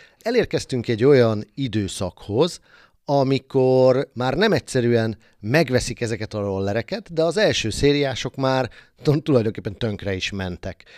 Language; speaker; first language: Hungarian; native; Hungarian